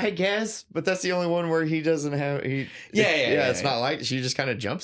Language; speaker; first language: English; native; English